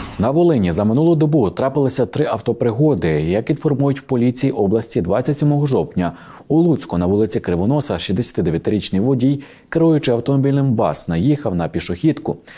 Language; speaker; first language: Ukrainian; native; Ukrainian